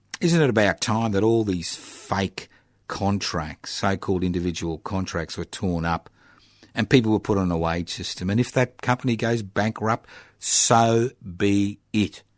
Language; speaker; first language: English; early bilingual, other home language; Italian